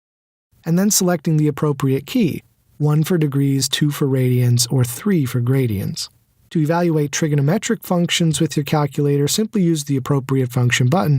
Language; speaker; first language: English; native; English